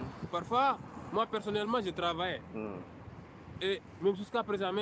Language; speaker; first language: French; non-native, local second language; Wolof